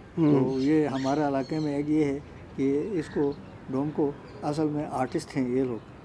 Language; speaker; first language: Urdu; non-native, local second language; Shina